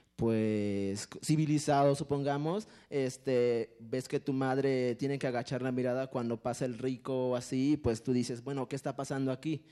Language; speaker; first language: Spanish; non-native, local second language; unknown